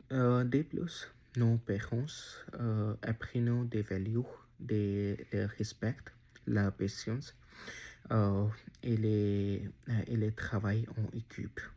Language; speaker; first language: French; non-native, learner; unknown